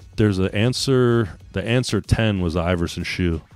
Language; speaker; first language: English; native; English